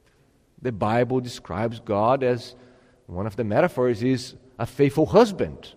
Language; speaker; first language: English; non-native, fluent; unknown